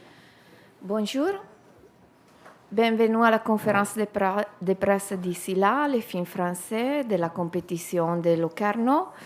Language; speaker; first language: French; non-native, fluent; Italian